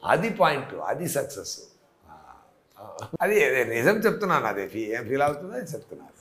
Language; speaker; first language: Telugu; non-native, learner; Tamil